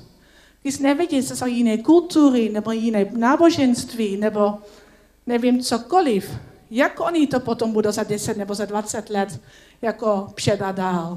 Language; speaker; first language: Czech; non-native, learner; Dutch